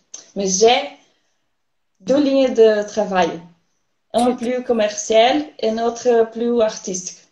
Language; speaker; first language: French; non-native, learner; Portuguese